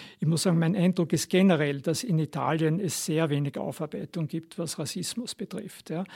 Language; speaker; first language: German; native; German